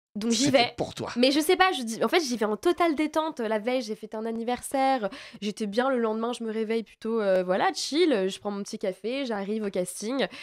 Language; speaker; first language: French; native; French